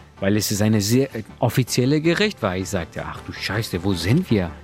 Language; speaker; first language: German; non-native, learner; Persian